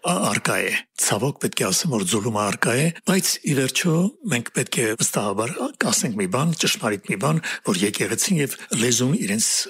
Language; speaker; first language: Armenian; native; Armenian